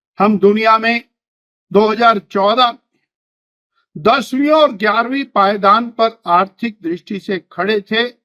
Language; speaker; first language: Hindi; native; Hindi